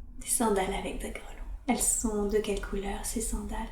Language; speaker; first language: French; native; French